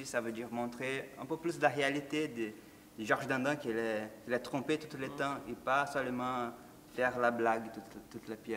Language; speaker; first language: French; non-native, fluent; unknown